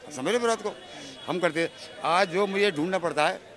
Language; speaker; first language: Hindi; native; Hindi